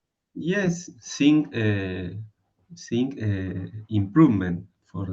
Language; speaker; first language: English; non-native, learner; Spanish